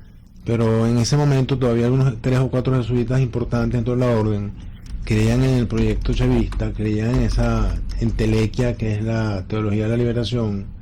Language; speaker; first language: Spanish; native; Spanish